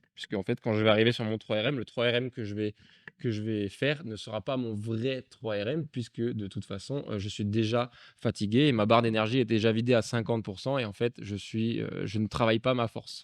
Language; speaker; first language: French; native; French